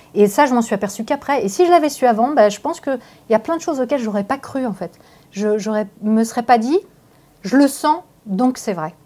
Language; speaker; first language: French; native; French